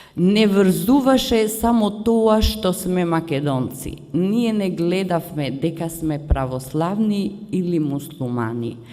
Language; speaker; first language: Macedonian; early bilingual, heritage; Macedonian